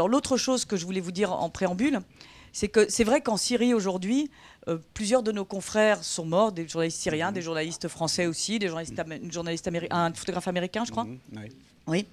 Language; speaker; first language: French; native; French